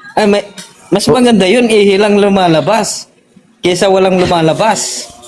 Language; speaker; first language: Filipino; non-native, local second language; Iloko